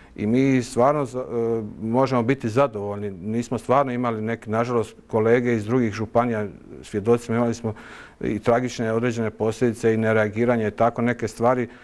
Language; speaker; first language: Croatian; native; Croatian